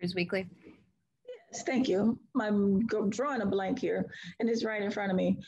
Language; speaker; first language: English; native; English